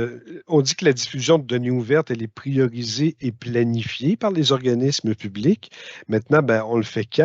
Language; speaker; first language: French; native; French